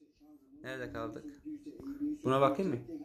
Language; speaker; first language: Turkish; native; Turkish